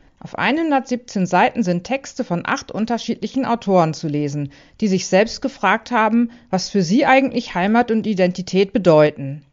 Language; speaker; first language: German; native; German